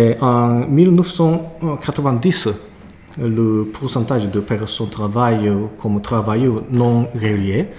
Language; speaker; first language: French; non-native, learner; Japanese